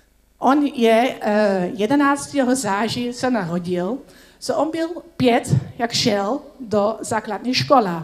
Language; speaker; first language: Czech; non-native, learner; Dutch